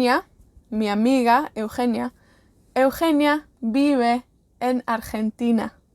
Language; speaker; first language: Spanish; non-native, fluent; Welsh